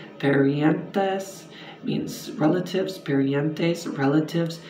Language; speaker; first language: English; native; English